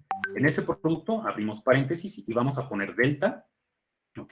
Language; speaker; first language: Spanish; native; Spanish